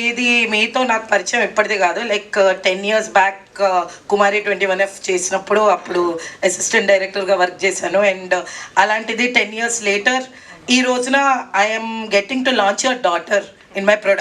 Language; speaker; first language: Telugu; native; Telugu